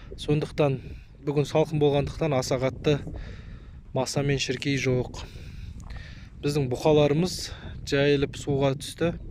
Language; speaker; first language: Kazakh; native; Kazakh